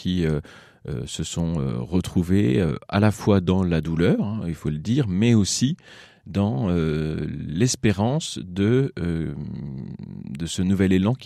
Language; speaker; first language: French; native; French